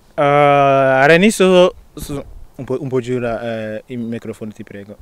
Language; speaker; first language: Italian; non-native, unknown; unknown